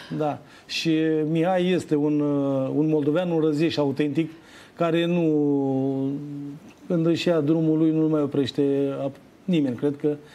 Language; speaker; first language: Romanian; native; Romanian